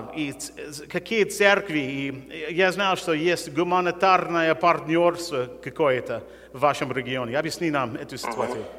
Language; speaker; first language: Russian; non-native, fluent; English